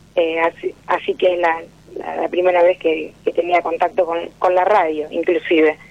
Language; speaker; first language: Spanish; native; Spanish